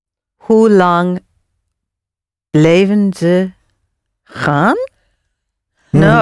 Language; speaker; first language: Dutch; non-native, learner; English